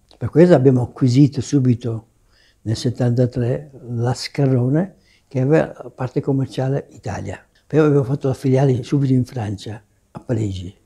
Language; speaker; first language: Italian; native; Italian